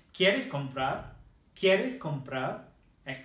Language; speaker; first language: Spanish; non-native, fluent; English